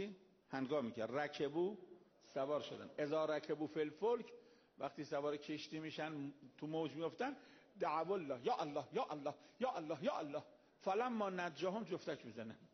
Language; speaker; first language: Persian; native; Persian